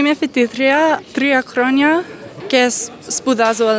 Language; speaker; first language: Greek; non-native, learner; English